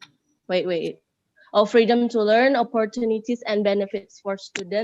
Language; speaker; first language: English; non-native, learner; Indonesian